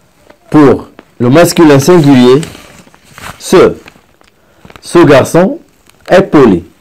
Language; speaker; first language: French; non-native, local second language; Arabic